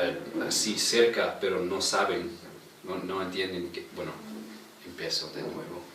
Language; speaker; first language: Spanish; non-native, fluent; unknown